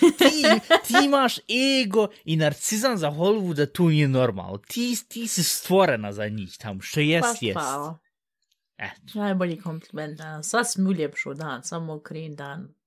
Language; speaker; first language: Bosnian; early bilingual, heritage; Bosnian